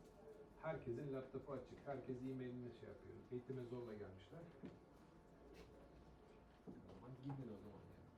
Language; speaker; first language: Turkish; native; Turkish